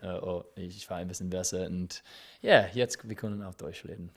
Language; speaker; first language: German; non-native, learner; English